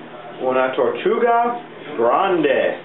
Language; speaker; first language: Spanish; non-native, learner; English